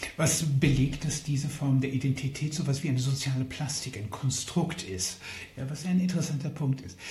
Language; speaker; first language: German; native; German